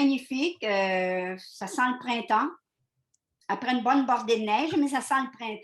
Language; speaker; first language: French; native; French